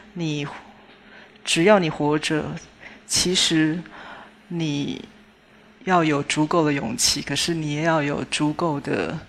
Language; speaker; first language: Chinese; native; Chinese